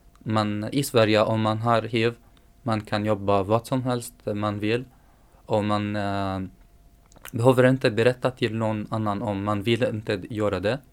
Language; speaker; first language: Swedish; non-native, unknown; Arabic